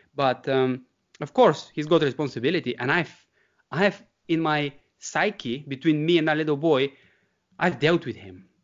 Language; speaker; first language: English; non-native, fluent; Bulgarian